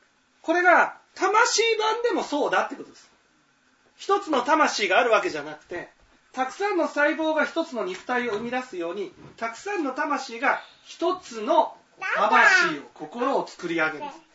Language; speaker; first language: Japanese; native; Japanese